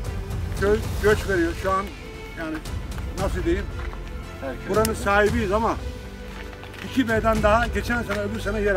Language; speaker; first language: Turkish; native; Turkish